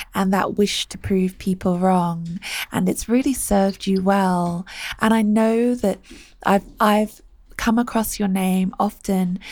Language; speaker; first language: English; native; English